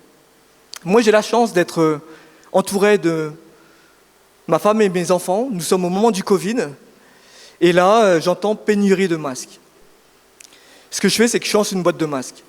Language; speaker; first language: French; native; French